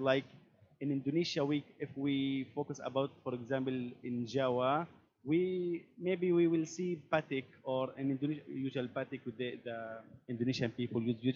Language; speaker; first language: English; non-native, learner; Arabic